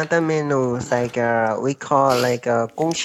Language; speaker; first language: English; non-native, learner; Thai